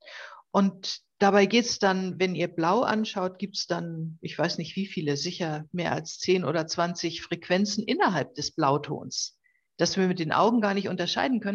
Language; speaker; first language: German; native; German